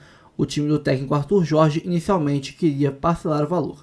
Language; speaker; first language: Portuguese; native; Portuguese